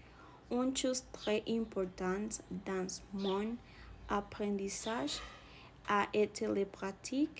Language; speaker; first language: French; non-native, learner; Spanish